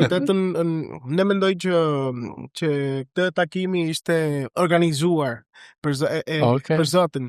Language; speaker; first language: Albanian; non-native, learner; Spanish